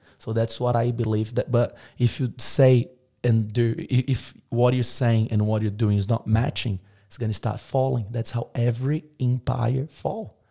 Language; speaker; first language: English; non-native, fluent; Portuguese